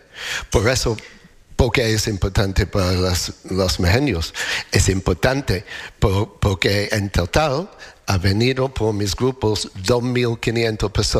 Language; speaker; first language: Spanish; non-native, learner; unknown